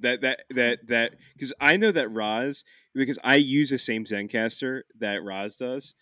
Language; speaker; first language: English; native; English